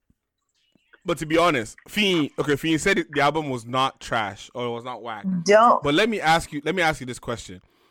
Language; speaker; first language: English; non-native, local second language; Yoruba